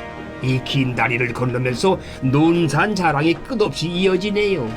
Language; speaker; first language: Korean; native; Korean